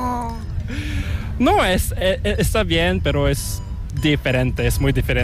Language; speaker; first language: Spanish; non-native, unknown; Korean